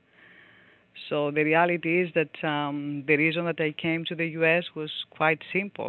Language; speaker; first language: English; non-native, fluent; Greek